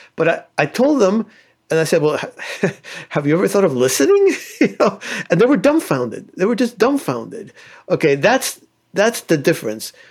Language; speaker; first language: English; early bilingual, other home language; Spanish